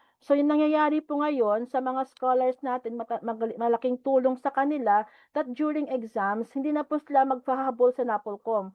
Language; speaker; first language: Filipino; non-native, local second language; Hiligaynon